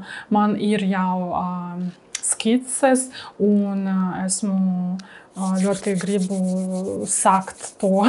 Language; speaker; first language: Latvian; non-native, learner; Russian